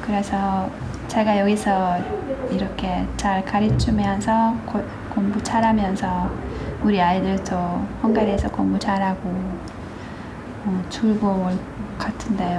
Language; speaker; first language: Korean; non-native, learner; Hungarian